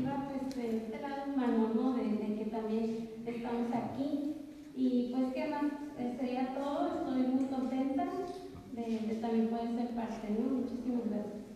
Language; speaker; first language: Spanish; native; Spanish